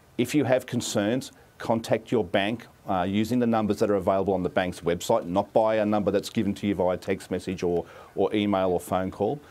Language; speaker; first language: English; native; English